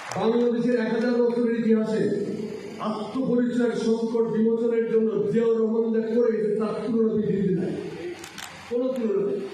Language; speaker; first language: Bangla; native; Bangla